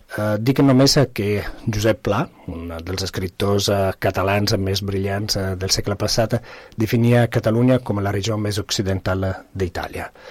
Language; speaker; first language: Catalan; non-native, fluent; Italian